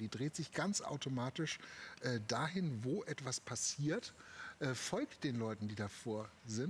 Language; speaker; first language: German; native; German